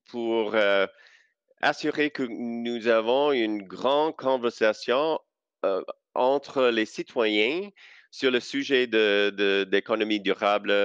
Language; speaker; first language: French; non-native, local second language; English